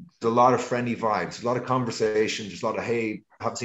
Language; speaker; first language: English; native; English